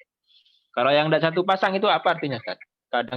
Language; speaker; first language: Indonesian; native; Indonesian